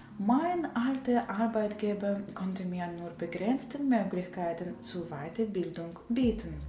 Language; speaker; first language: German; non-native, fluent; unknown